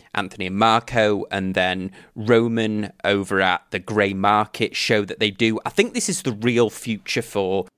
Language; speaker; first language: English; native; English